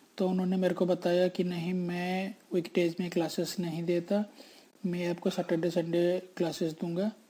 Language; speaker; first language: Hindi; native; Hindi